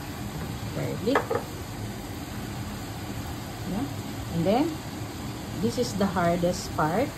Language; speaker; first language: English; non-native, learner; Filipino